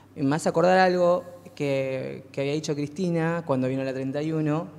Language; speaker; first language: Spanish; native; Spanish